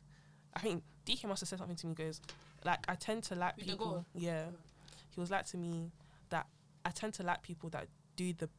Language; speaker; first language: English; non-native, local second language; French